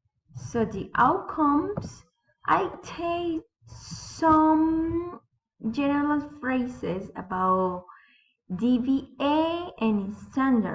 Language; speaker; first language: English; non-native, learner; Spanish